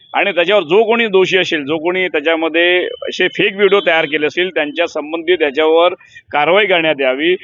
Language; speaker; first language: Marathi; non-native, local second language; Hindi